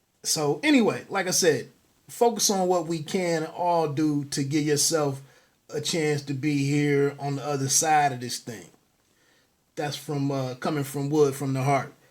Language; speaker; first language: English; native; English